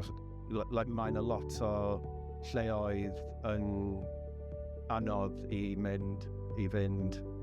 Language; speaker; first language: Welsh; non-native, learner; English